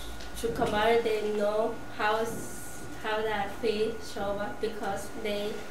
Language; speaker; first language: English; non-native, learner; Spanish